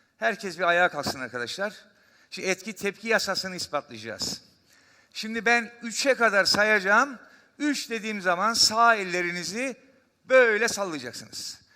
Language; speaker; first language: Turkish; native; Turkish